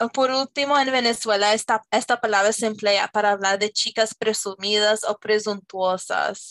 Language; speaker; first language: Spanish; non-native, fluent; English